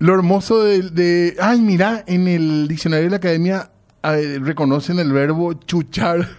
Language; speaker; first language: Spanish; native; Spanish